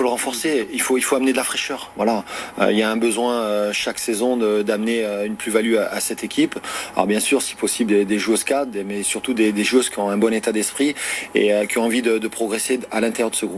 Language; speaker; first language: French; native; French